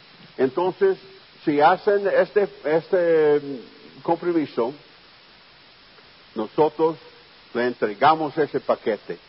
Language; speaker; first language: Spanish; non-native, fluent; English